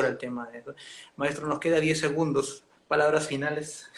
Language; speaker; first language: Spanish; native; Spanish